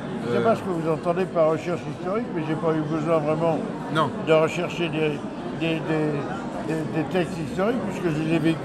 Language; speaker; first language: French; early bilingual, other home language; Yiddish